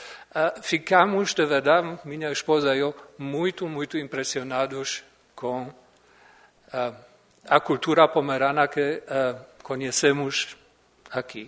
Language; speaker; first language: Portuguese; non-native, fluent; German